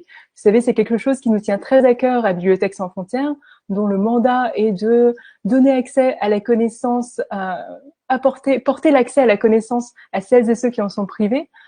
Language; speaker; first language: French; native; French